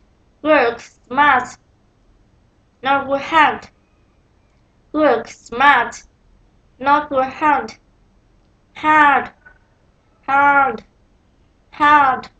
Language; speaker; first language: English; non-native, learner; Vietnamese